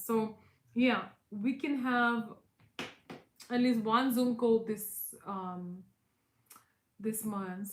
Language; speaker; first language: English; non-native, fluent; Russian